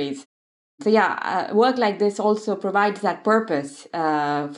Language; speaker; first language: English; non-native, local second language; Odia